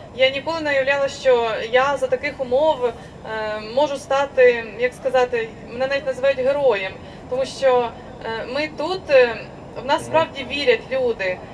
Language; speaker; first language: Ukrainian; native; Ukrainian